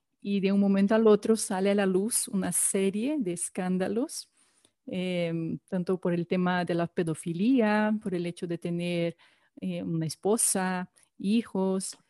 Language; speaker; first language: Spanish; non-native, fluent; Portuguese